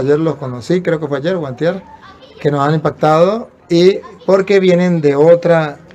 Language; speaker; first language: Spanish; native; Spanish